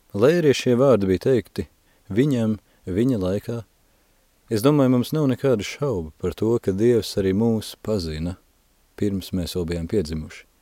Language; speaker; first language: Latvian; native; Latvian